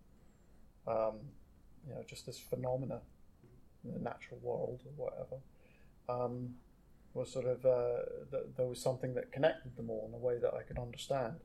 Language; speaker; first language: English; native; English